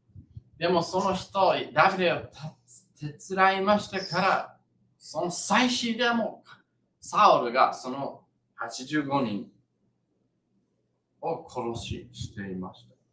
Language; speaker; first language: Japanese; non-native, learner; English